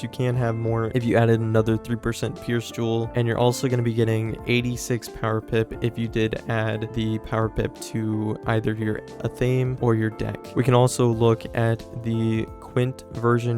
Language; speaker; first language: English; native; English